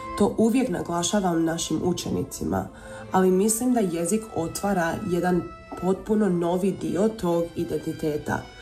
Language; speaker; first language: Croatian; early bilingual, heritage; Croatian